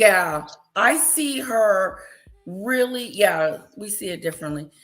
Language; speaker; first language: English; native; English